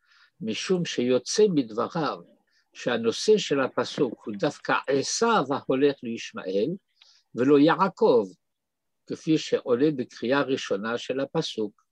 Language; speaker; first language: Hebrew; non-native, fluent; French